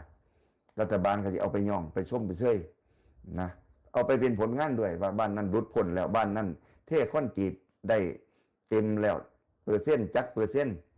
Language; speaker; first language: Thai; non-native, local second language; Northeastern Thai